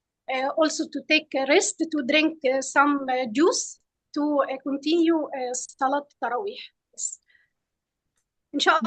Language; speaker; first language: English; non-native, fluent; Arabic